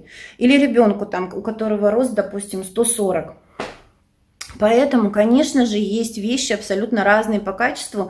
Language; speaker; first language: Russian; native; Russian